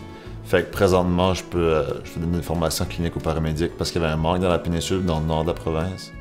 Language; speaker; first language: French; native; French